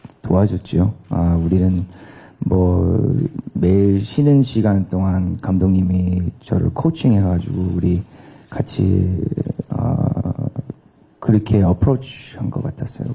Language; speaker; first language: Korean; early bilingual, heritage; Korean